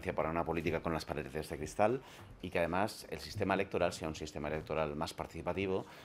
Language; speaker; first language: Spanish; non-native, local second language; Catalan